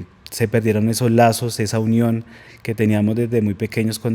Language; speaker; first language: Spanish; native; Spanish